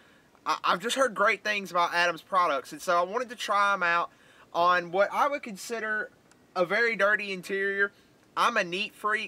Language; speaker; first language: English; native; English